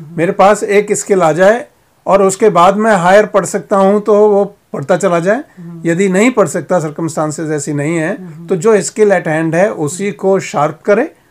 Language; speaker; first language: Hindi; native; Hindi